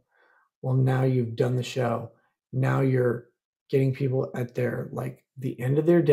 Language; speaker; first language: English; native; English